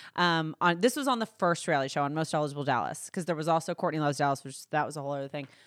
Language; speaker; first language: English; native; English